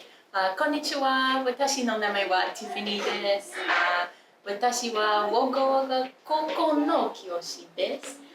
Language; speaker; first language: Japanese; non-native, learner; English